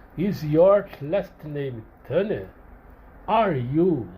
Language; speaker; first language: English; non-native, learner; Portuguese